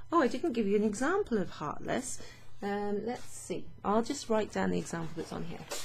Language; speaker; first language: English; native; English